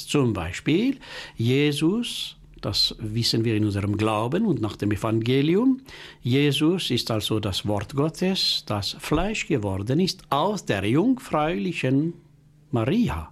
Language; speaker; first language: German; non-native, local second language; French